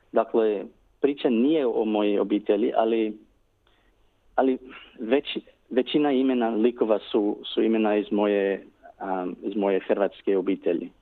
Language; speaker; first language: Serbian; non-native, learner; English